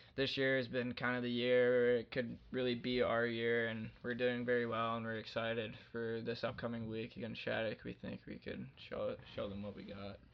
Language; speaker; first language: English; native; English